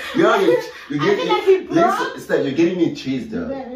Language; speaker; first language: English; native; English